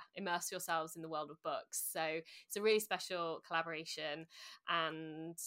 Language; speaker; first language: English; native; English